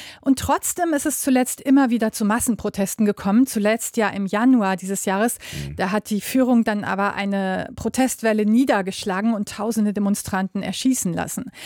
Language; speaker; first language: German; native; German